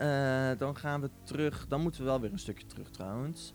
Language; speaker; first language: Dutch; native; Dutch